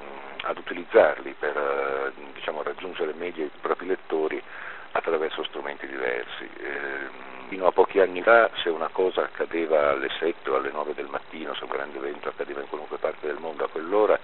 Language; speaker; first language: Italian; native; Italian